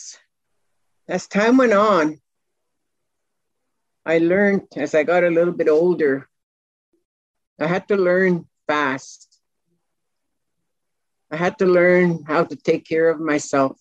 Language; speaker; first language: English; non-native, local second language; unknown